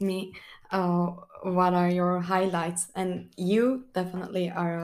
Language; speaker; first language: English; non-native, fluent; Turkish